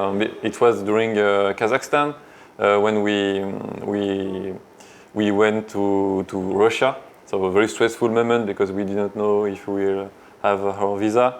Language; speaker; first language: English; non-native, learner; French